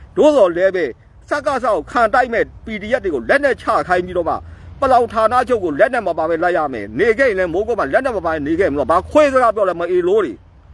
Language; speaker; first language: Burmese; native; Burmese